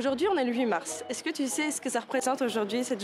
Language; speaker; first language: French; native; French